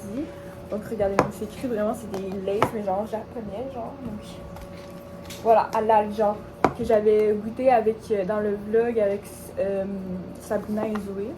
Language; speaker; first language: French; native; French